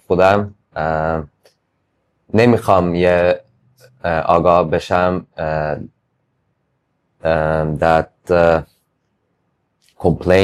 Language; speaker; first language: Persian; early bilingual, heritage; English